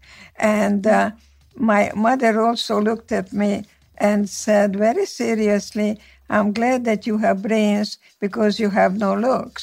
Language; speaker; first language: English; non-native, fluent; Hungarian